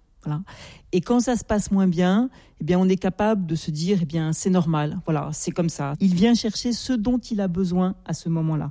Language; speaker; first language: French; native; French